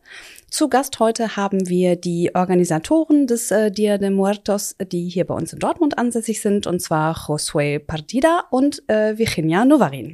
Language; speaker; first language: German; native; German